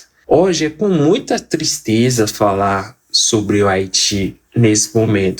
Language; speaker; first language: Portuguese; non-native, fluent; Haitian Creole